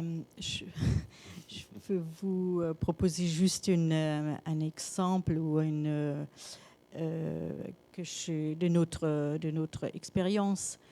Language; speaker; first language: French; non-native, learner; German